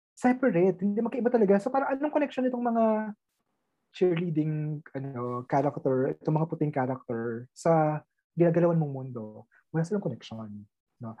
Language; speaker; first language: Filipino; native; Filipino